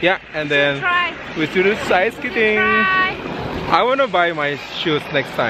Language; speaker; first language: English; non-native, learner; Indonesian